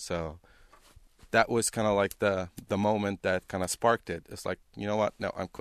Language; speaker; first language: English; non-native, fluent; Arabic